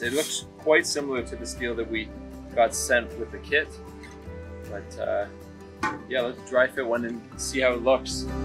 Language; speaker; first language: English; native; English